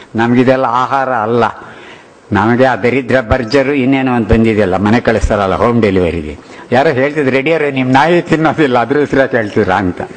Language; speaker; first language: Kannada; non-native, local second language; Telugu